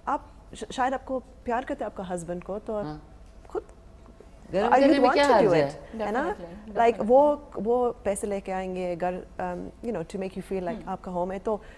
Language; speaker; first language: Urdu; non-native, fluent; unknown